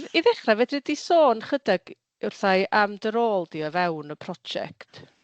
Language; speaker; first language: Welsh; native; Welsh